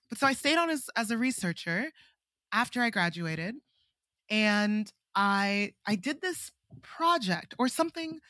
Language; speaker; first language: English; non-native, local second language; Igbo